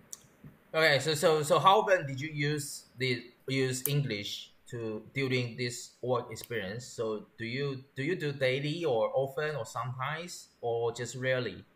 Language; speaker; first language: English; non-native, learner; Chinese